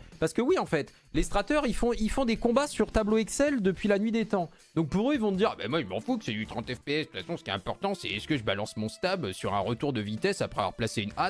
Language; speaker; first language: French; native; French